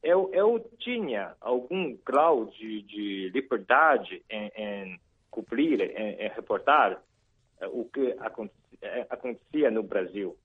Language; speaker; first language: Portuguese; non-native, fluent; Chinese